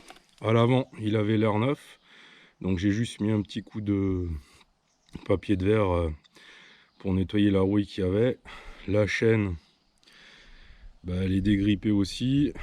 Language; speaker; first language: French; native; French